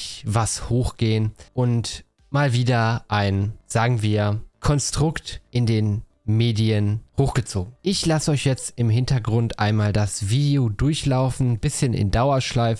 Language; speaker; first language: German; native; German